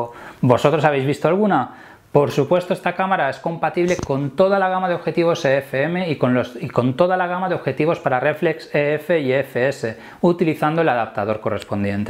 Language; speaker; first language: Spanish; native; Spanish